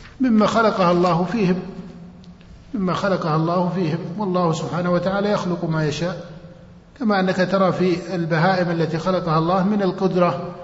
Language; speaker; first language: Arabic; native; Arabic